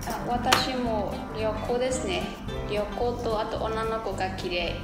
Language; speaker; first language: Japanese; non-native, fluent; Burmese